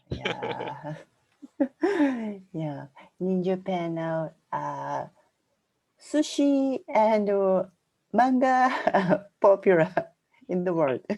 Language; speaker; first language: English; non-native, fluent; Japanese